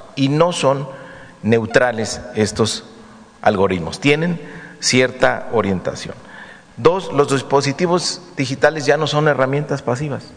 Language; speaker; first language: Spanish; native; Spanish